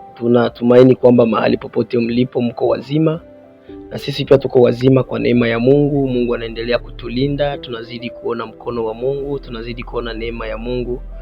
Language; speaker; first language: Swahili; non-native, local second language; Rundi